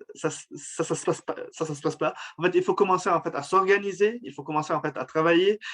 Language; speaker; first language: French; non-native, local second language; Arabic